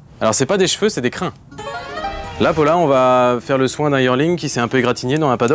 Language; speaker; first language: French; native; French